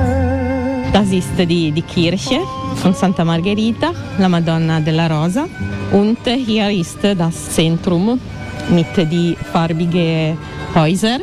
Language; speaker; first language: German; non-native, fluent; Italian